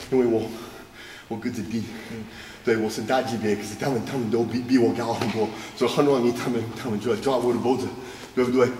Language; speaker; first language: Chinese; non-native, learner; English